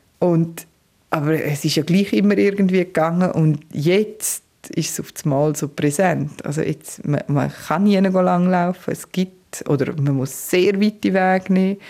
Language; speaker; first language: German; native; German